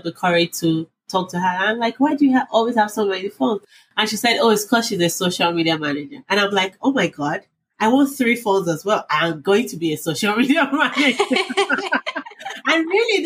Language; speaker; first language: English; non-native, local second language; Yoruba